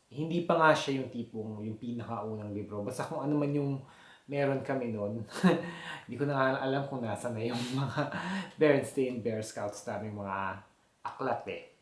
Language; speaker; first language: Filipino; native; Filipino